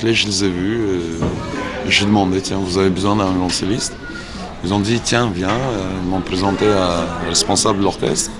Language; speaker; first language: French; non-native, fluent; Uzbek